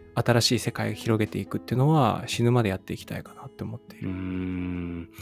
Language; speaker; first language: Japanese; native; Japanese